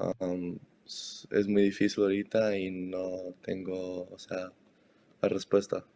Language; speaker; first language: Spanish; early bilingual, heritage; Spanish